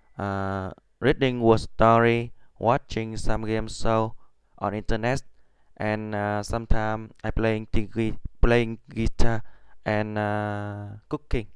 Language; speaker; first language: English; non-native, learner; Vietnamese